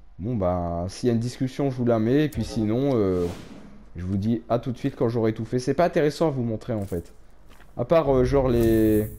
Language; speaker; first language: French; native; French